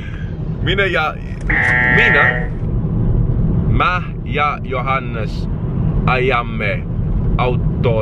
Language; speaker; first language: Finnish; non-native, learner; English